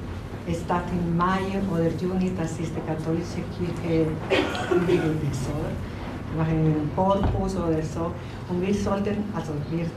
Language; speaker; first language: German; non-native, learner; Spanish